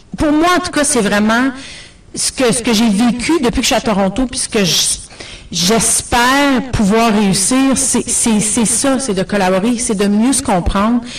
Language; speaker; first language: French; native; French